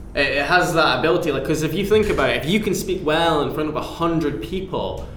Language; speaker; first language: English; native; English